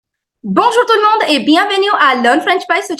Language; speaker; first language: French; non-native, fluent; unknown